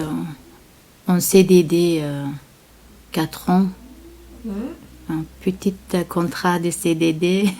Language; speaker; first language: French; non-native, learner; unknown